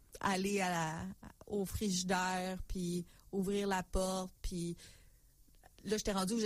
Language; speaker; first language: French; native; French